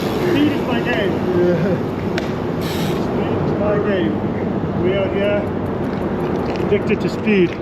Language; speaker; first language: English; non-native, learner; Spanish